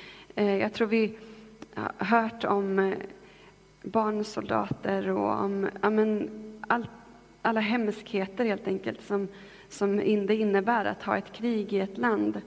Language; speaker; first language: Swedish; native; Swedish